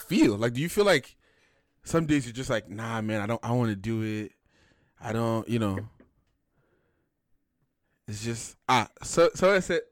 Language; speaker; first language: English; non-native, local second language; Yoruba